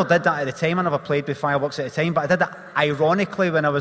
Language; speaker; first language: English; native; English